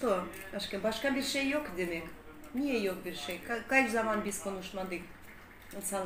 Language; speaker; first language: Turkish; non-native, learner; Russian